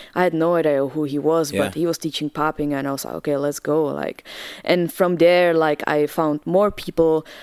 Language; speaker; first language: English; non-native, fluent; Czech